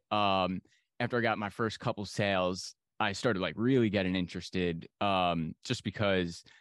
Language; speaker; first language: English; native; English